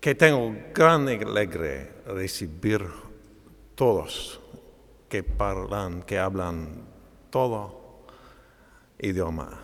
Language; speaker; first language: Spanish; non-native, learner; English